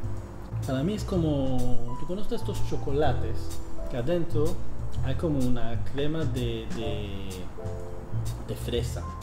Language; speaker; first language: Spanish; non-native, fluent; English